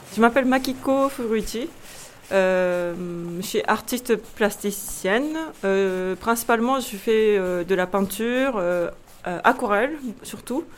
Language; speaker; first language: French; non-native, fluent; Japanese